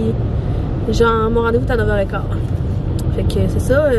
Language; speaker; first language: French; native; French